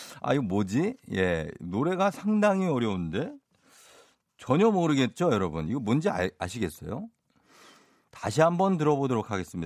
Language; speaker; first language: Korean; native; Korean